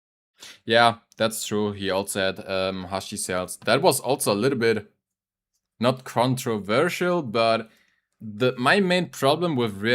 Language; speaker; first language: English; non-native, fluent; German